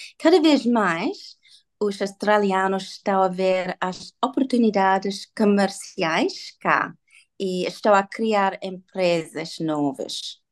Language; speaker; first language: Portuguese; non-native, learner; English